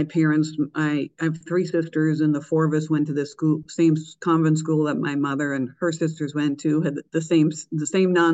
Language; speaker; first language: English; native; English